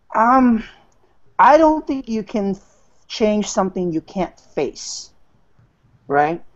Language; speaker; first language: English; non-native, local second language; Filipino